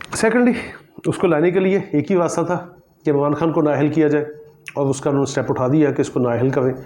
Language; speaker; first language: Urdu; non-native, local second language; Punjabi